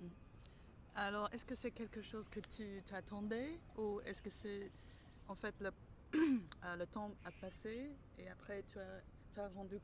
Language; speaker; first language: French; non-native, fluent; English